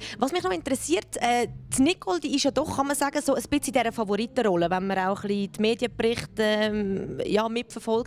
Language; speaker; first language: German; native; German